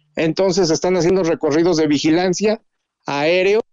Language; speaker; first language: Spanish; native; Spanish